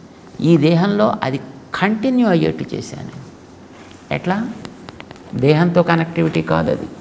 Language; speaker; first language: Telugu; native; Telugu